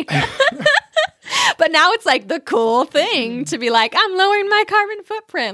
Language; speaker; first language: English; native; English